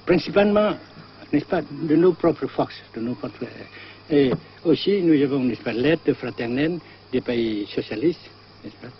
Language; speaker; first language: French; non-native, fluent; Vietnamese